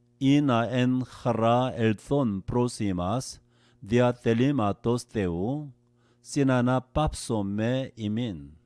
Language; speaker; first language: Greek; non-native, learner; Korean